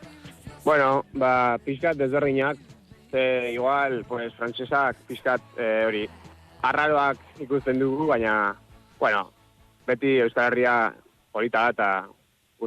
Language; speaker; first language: Basque; non-native, local second language; Spanish